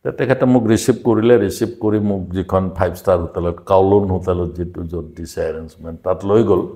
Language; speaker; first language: Assamese; non-native, local second language; Bodo